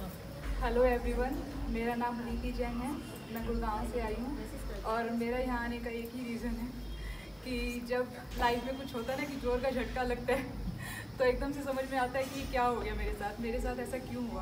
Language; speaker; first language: Hindi; native; Hindi